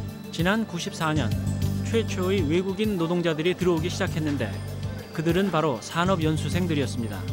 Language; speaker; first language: Korean; native; Korean